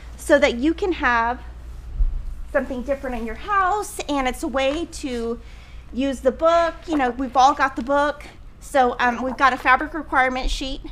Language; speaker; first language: English; native; English